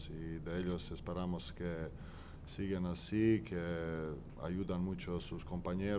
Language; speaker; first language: Spanish; non-native, fluent; Croatian